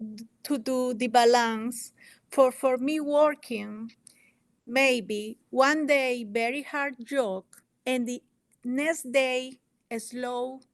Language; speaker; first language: English; non-native, learner; Spanish